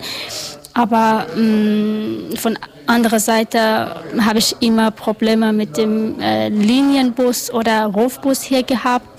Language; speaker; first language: German; non-native, learner; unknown